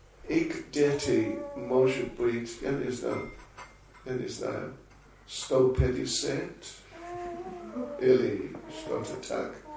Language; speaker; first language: Russian; non-native, learner; English